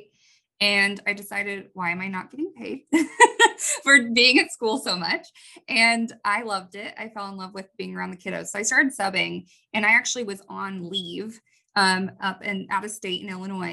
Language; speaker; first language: English; native; English